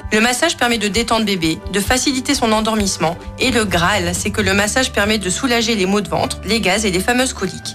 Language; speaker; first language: French; native; French